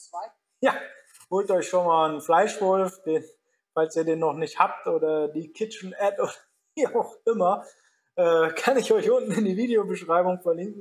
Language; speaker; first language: German; native; German